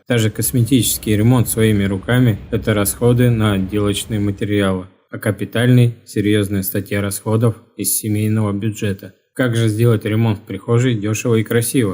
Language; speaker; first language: Russian; native; Russian